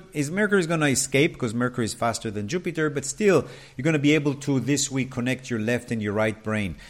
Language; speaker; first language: English; non-native, fluent; Hebrew